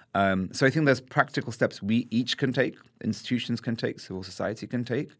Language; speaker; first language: English; native; English